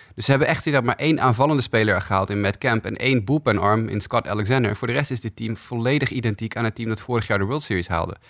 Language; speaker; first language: Dutch; native; Dutch